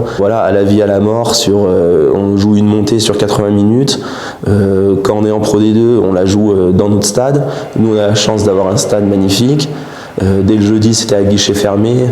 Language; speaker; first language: French; native; French